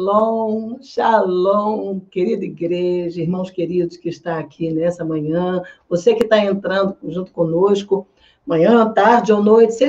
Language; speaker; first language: Portuguese; native; Portuguese